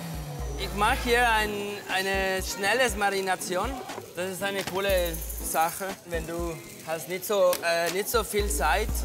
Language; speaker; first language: German; non-native, learner; Spanish